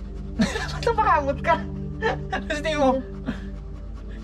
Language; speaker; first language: Filipino; native; Filipino